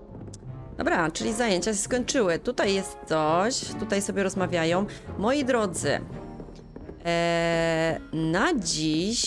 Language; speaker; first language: Polish; native; Polish